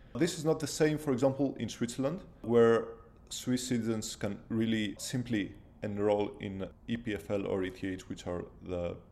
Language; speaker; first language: English; non-native, fluent; Greek